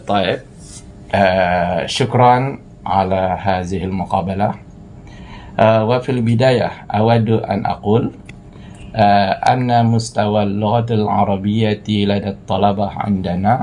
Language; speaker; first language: Arabic; non-native, fluent; Malay